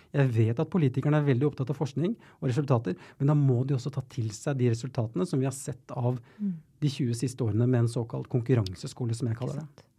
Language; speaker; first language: Norwegian; native; Norwegian